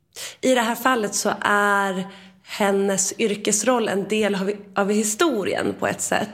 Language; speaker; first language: Swedish; native; Swedish